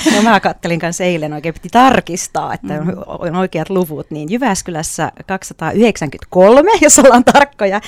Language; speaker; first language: Finnish; non-native, local second language; Swedish